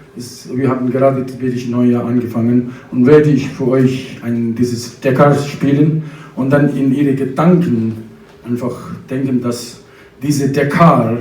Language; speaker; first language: German; non-native, fluent; Tibetan